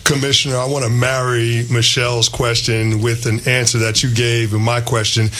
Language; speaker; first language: English; native; English